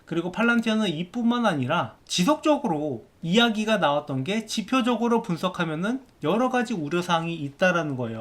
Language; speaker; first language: Korean; native; Korean